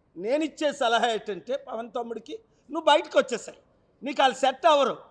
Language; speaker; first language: Telugu; native; Telugu